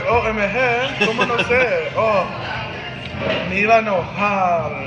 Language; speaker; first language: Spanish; early bilingual, heritage; Spanish